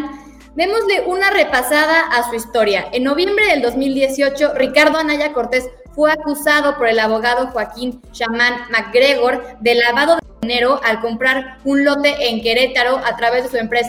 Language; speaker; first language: Spanish; native; Spanish